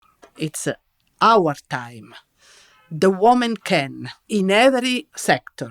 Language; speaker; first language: English; non-native, learner; Italian